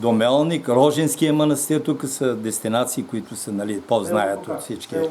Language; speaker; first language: Bulgarian; native; Bulgarian